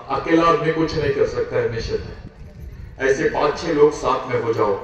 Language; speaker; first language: Hindi; non-native, local second language; Marathi